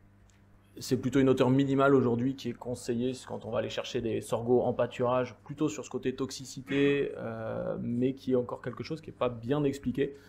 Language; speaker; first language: French; native; French